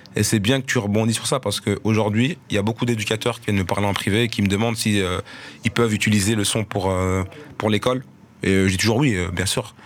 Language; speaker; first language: French; native; French